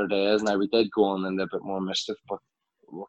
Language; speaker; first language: English; native; English